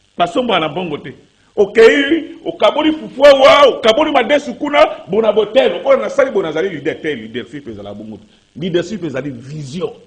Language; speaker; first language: Lingala; native; Lingala